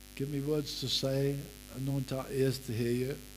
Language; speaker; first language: English; native; English